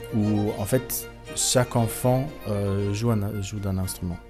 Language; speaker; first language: French; non-native, fluent; German